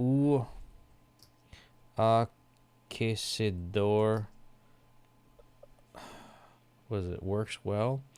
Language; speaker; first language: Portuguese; non-native, learner; English